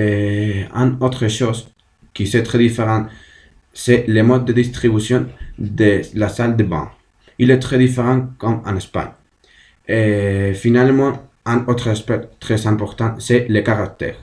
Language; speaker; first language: French; non-native, learner; Spanish